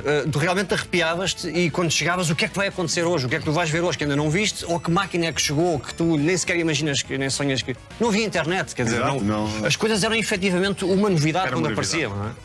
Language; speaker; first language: Portuguese; native; Portuguese